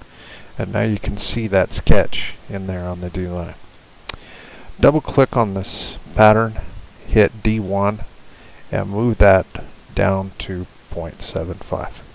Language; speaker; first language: English; native; English